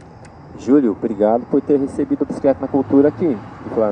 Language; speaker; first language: Portuguese; native; Portuguese